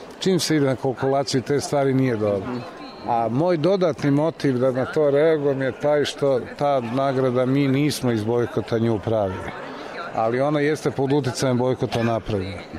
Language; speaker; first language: Serbian; native; Serbian